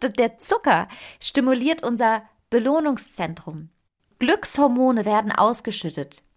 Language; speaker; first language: German; non-native, fluent; Italian